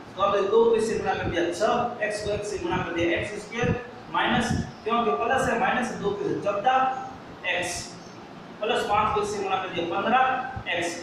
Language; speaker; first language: Hindi; native; Hindi